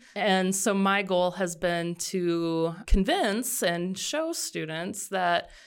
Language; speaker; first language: English; native; English